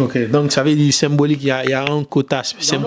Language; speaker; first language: French; non-native, local second language; Fula